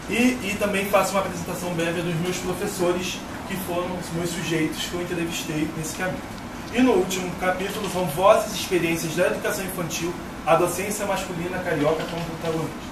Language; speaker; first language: Portuguese; native; Portuguese